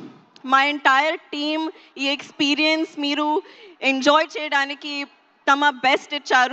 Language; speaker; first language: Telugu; non-native, local second language; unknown